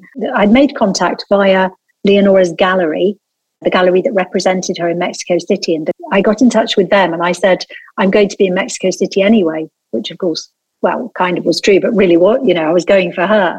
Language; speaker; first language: English; native; English